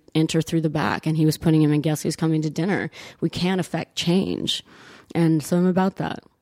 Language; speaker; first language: English; early bilingual, other home language; Italian